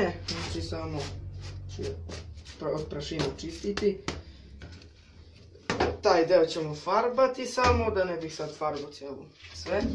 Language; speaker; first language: Serbian; native; Serbian